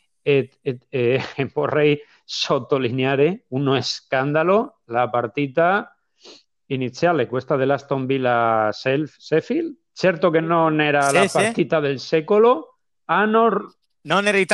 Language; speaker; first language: Italian; non-native, fluent; Spanish